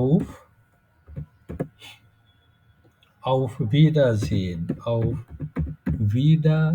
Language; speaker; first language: German; non-native, fluent; Bangla